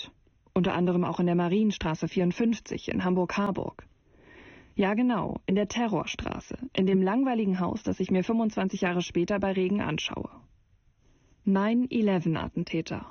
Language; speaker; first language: German; native; German